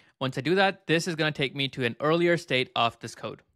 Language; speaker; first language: English; native; English